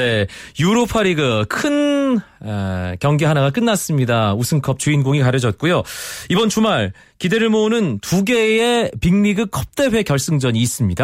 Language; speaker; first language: Korean; native; Korean